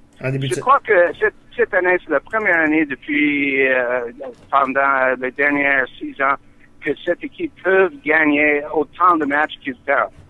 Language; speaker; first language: French; non-native, learner; English